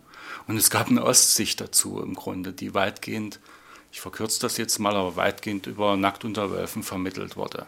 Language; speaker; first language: German; native; German